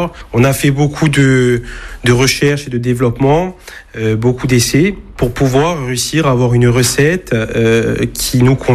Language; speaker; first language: French; native; French